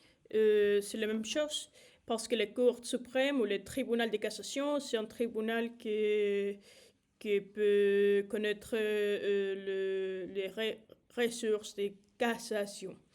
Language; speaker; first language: French; non-native, learner; Spanish